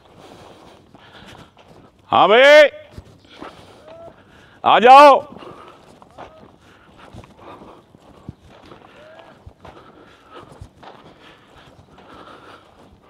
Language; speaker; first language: Urdu; non-native, local second language; Punjabi